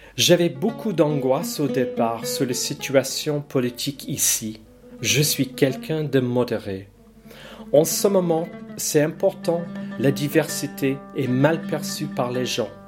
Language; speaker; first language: French; non-native, fluent; English